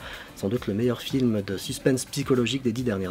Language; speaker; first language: French; native; French